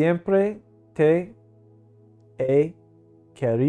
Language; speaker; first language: Spanish; non-native, learner; English